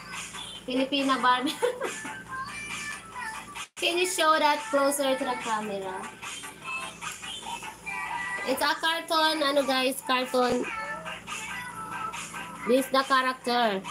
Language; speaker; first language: English; non-native, learner; Filipino